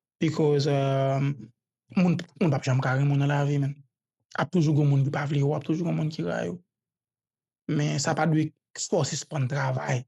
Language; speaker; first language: Haitian Creole; native; Haitian Creole